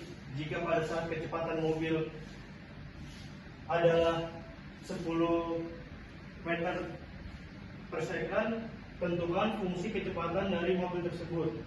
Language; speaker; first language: Indonesian; native; Indonesian